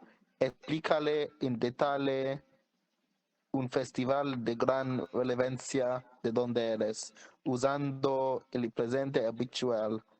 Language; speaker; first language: Spanish; non-native, learner; English